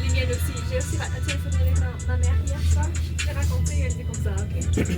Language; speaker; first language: French; non-native, fluent; German